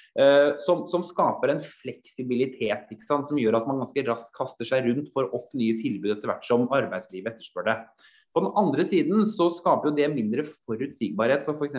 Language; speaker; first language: Norwegian; native; Norwegian